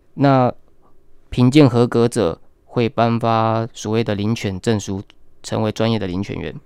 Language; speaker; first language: Chinese; native; Chinese